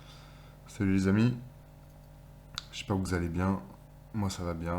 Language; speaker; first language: French; native; French